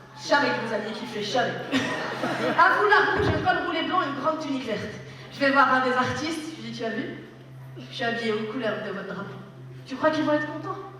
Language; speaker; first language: French; early bilingual, other home language; Arabic